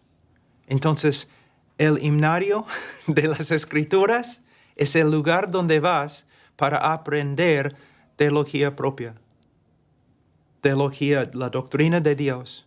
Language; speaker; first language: Spanish; non-native, fluent; English